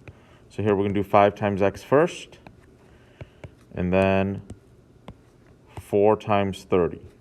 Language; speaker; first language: English; native; English